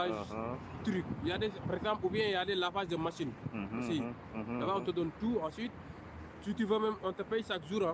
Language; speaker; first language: French; non-native, local second language; Wolof